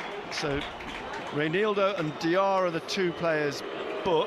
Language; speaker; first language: English; native; English